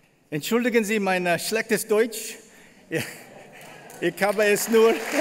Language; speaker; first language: German; non-native, learner; Korean